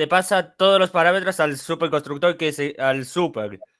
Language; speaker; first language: Spanish; native; Spanish